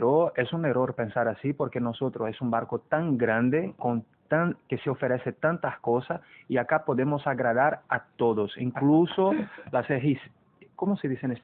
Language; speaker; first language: Spanish; non-native, fluent; Portuguese